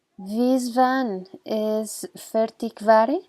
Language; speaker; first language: German; non-native, learner; Spanish